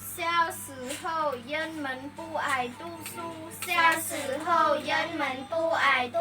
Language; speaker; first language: Chinese; non-native, learner; Khmer